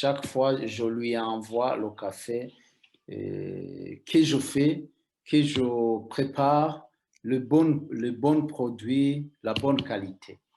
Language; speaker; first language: French; non-native, local second language; Rundi